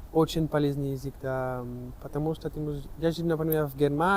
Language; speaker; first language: Russian; non-native, learner; French